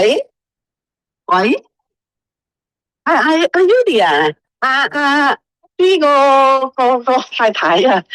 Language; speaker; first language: Cantonese; native; Cantonese